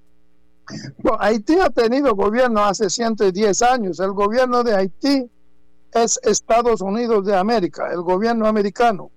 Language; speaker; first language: Spanish; non-native, fluent; Haitian Creole